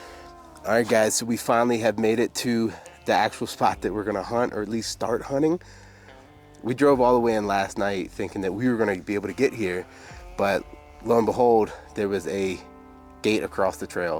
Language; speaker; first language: English; native; English